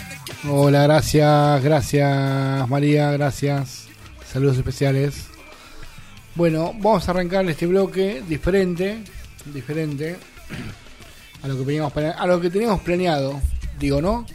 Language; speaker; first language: Spanish; native; Spanish